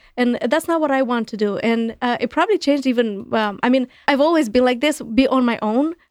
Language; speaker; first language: English; non-native, fluent; Romanian